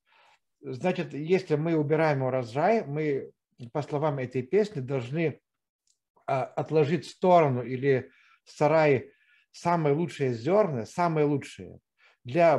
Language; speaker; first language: Russian; non-native, fluent; Lithuanian